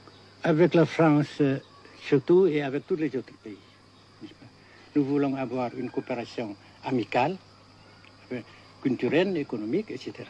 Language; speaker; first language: French; non-native, fluent; Vietnamese